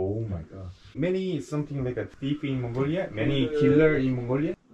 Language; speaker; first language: English; non-native, learner; Korean